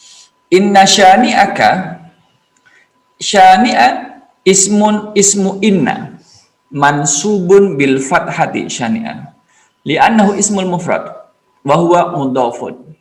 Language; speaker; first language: Arabic; non-native, fluent; Indonesian